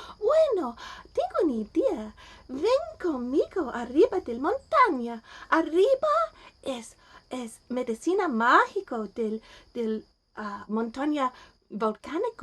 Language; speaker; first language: Spanish; non-native, learner; English